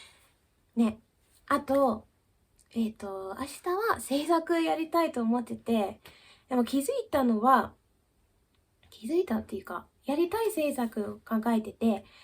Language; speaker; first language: Japanese; early bilingual, heritage; Japanese